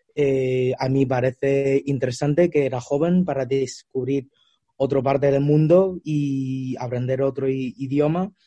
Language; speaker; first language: Spanish; non-native, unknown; Chinese